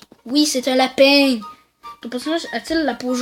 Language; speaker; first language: French; native; French